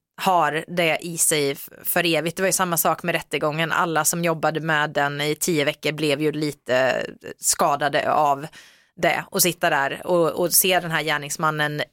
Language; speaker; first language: Swedish; native; Swedish